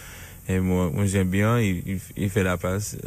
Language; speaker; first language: French; non-native, learner; English